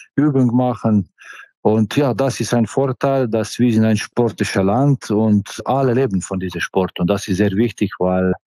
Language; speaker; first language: German; non-native, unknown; Slovenian